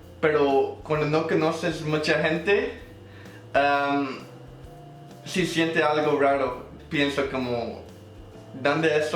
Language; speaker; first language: Spanish; non-native, fluent; English